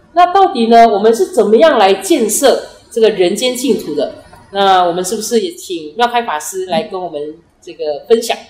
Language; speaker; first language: Chinese; early bilingual, heritage; Chinese